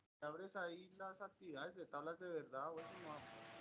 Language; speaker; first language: Spanish; native; Spanish